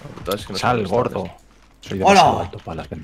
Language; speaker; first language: Spanish; native; Spanish